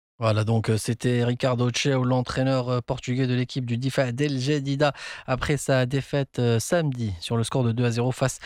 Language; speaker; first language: French; non-native, local second language; Arabic